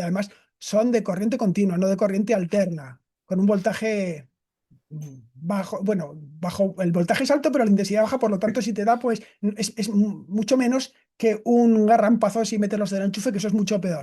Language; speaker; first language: Spanish; native; Spanish